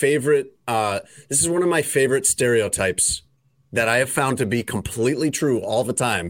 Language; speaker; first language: English; native; English